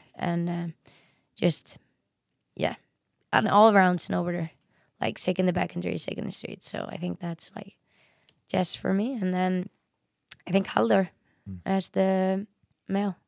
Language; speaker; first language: English; non-native, fluent; Icelandic